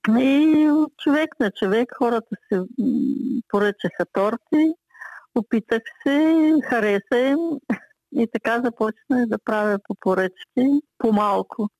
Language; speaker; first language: Bulgarian; early bilingual, heritage; Bulgarian